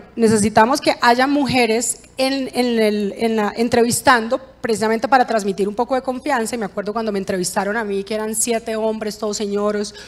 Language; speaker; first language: Spanish; native; Spanish